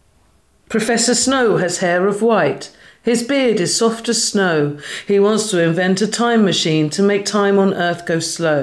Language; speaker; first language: English; native; English